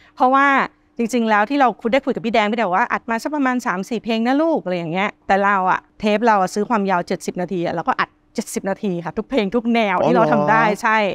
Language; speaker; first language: Thai; native; Thai